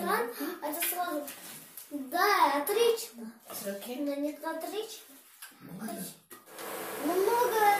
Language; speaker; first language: Russian; early bilingual, other home language; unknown